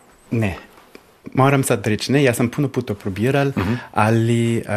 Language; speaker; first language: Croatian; early bilingual, heritage; Croatian